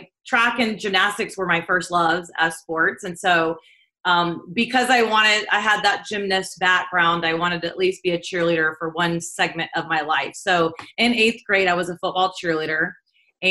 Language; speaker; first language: English; native; English